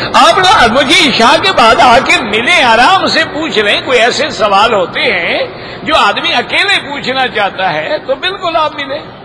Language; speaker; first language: Urdu; native; Urdu